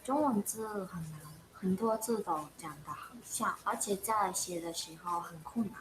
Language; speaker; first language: Chinese; non-native, fluent; Mongolian